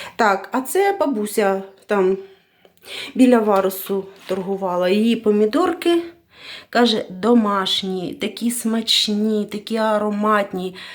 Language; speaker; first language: Ukrainian; non-native, local second language; Russian